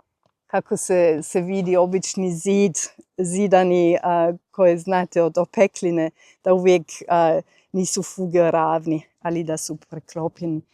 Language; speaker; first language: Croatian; non-native, fluent; German